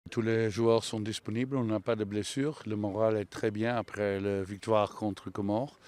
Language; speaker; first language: French; non-native, local second language; Dutch